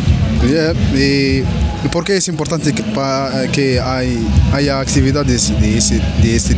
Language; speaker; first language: Spanish; non-native, learner; Arabic